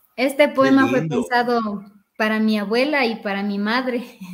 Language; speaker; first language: Spanish; non-native, local second language; Quechua